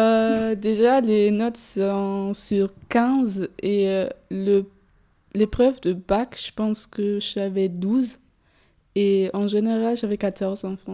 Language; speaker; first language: French; non-native, fluent; German